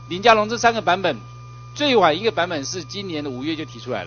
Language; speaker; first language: Chinese; native; Chinese